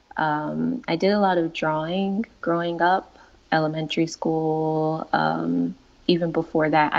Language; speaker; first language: English; native; English